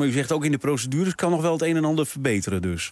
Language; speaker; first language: Dutch; native; Dutch